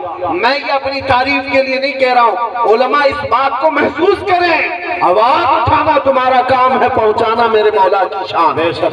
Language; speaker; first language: Urdu; native; Urdu